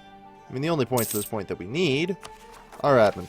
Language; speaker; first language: English; native; English